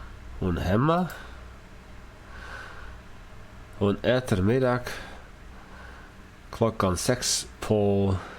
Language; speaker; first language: Swedish; non-native, learner; English